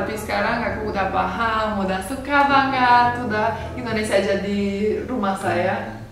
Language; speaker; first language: Indonesian; non-native, fluent; Romanian